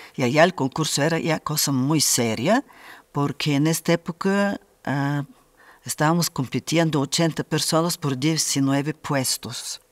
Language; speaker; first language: Spanish; non-native, fluent; Bulgarian